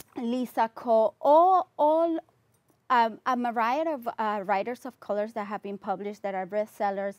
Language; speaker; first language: English; non-native, fluent; Spanish